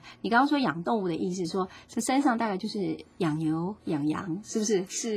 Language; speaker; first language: Chinese; native; Chinese